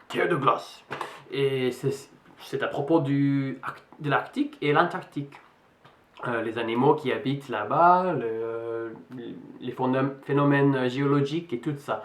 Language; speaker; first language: French; non-native, fluent; English